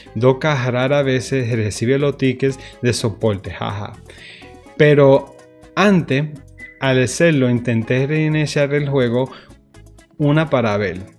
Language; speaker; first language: Spanish; early bilingual, heritage; Spanish